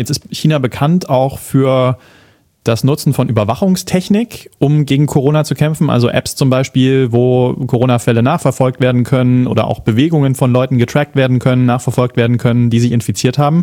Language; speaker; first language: German; native; German